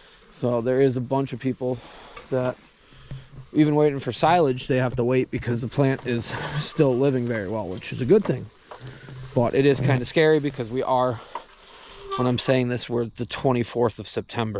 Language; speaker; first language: English; native; English